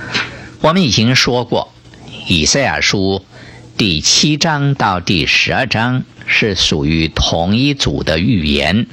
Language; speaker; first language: Chinese; native; Chinese